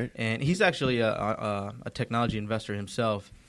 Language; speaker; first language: English; early bilingual, other home language; Hindi